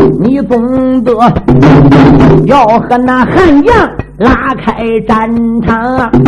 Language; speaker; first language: Chinese; native; Chinese